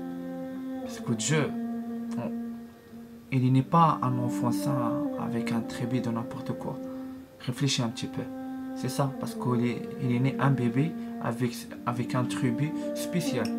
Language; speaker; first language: French; non-native, learner; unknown